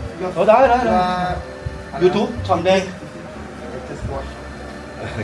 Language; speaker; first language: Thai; non-native, learner; Korean